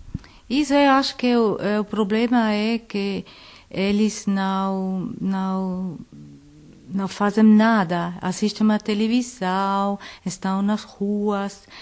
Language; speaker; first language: Portuguese; non-native, learner; Italian